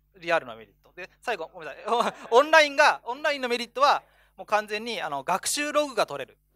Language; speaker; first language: Japanese; native; Japanese